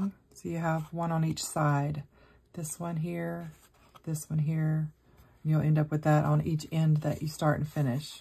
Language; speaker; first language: English; native; English